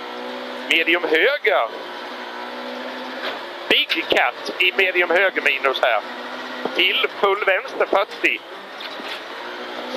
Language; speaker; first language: Swedish; native; Swedish